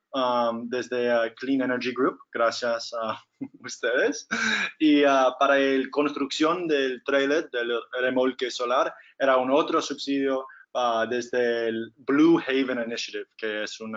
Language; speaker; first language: Spanish; non-native, fluent; English